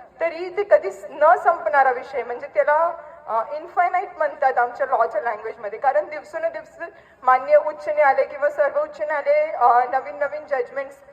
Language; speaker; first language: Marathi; non-native, local second language; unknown